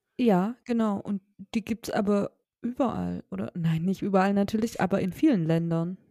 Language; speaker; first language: German; native; German